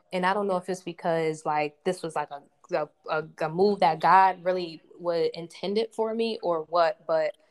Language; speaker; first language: English; native; English